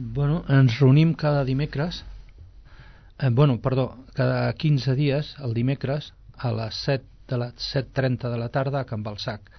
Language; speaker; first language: Catalan; non-native, local second language; Spanish